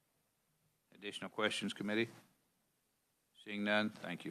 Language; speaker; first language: English; native; English